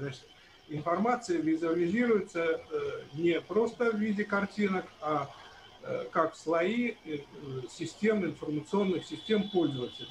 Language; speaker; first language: Russian; native; Russian